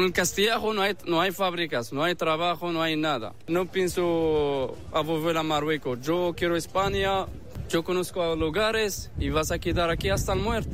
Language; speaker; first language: Spanish; non-native, learner; Arabic